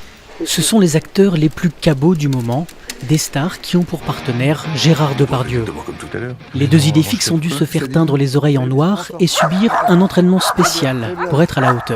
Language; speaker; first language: French; native; French